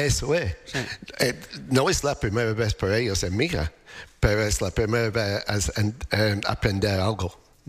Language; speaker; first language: Spanish; non-native, learner; English